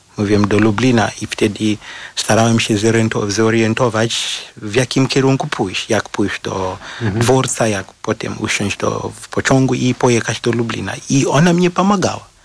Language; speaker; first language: Polish; non-native, fluent; Shona